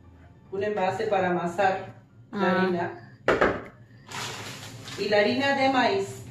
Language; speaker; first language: Spanish; native; Spanish